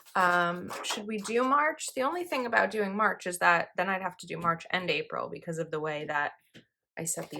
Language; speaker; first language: English; native; English